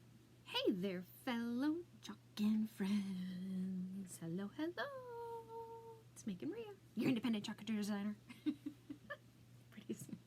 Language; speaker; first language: English; native; English